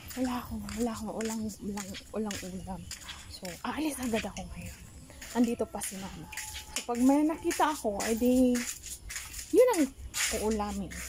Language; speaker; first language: Filipino; non-native, local second language; Hiligaynon